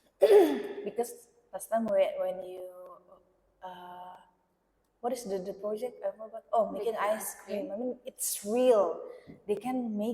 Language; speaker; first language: English; non-native, local second language; Indonesian